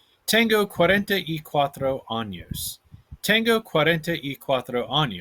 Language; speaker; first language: Spanish; non-native, fluent; English